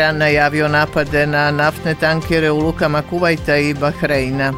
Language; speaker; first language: Bosnian; native; Bosnian